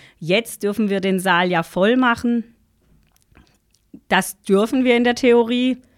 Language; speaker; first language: German; native; German